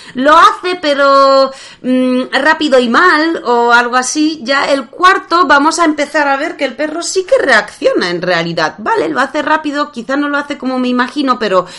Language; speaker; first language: Spanish; non-native, fluent; Polish